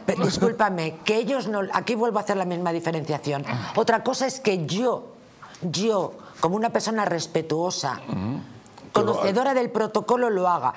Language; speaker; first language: Spanish; native; Spanish